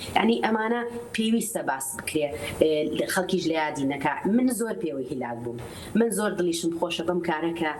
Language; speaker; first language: Central Kurdish; native; Central Kurdish